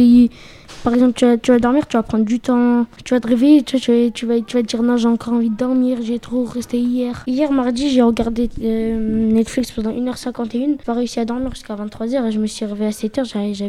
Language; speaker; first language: French; native; French